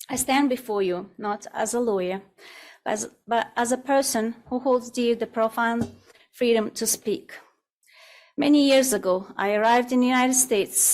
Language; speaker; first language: English; non-native, fluent; Russian